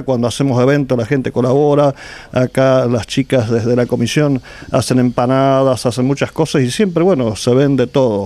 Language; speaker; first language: Spanish; native; Spanish